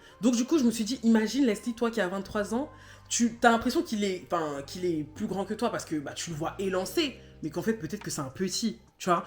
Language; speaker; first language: French; native; French